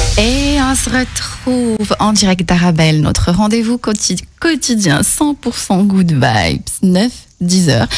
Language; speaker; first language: French; native; French